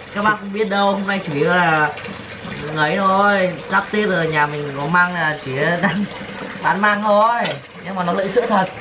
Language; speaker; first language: Vietnamese; non-native, local second language; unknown